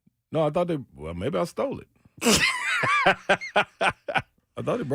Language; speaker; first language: English; native; English